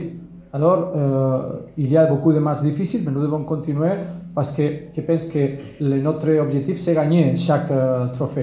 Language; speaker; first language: French; non-native, fluent; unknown